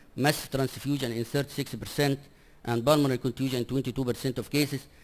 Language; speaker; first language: English; non-native, fluent; Arabic